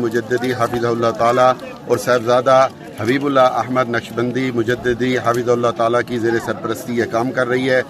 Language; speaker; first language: Urdu; native; Urdu